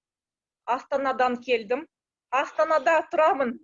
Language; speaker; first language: Kazakh; non-native, local second language; Russian